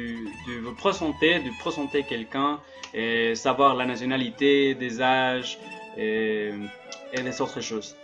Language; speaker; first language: French; non-native, learner; Spanish